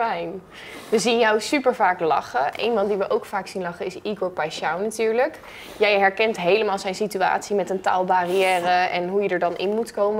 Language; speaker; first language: Dutch; native; Dutch